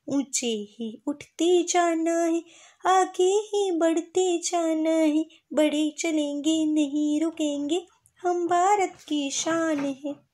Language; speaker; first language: Hindi; non-native, local second language; Gujarati